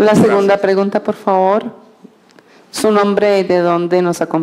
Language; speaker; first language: Spanish; native; Spanish